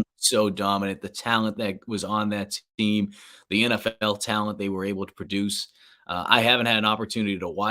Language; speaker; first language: English; native; English